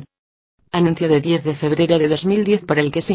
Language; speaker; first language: Spanish; native; Spanish